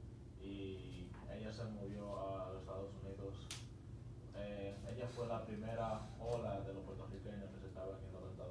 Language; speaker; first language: Spanish; early bilingual, other home language; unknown